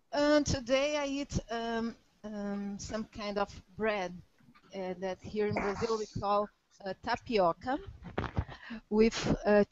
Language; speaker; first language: English; non-native, learner; Portuguese